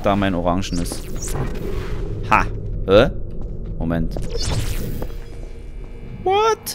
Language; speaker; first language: German; native; German